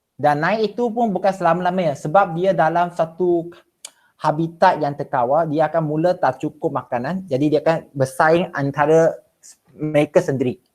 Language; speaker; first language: Malay; non-native, local second language; Chinese